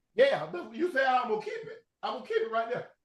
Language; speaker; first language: English; native; English